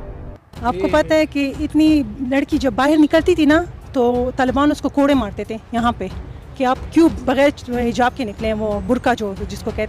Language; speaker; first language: Hindi; non-native, fluent; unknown